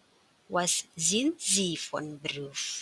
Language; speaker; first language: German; non-native, fluent; Indonesian